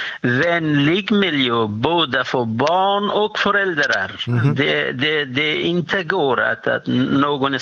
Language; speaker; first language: Swedish; non-native, fluent; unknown